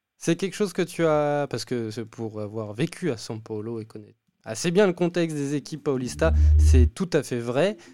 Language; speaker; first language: French; native; French